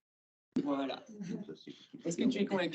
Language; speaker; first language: French; native; French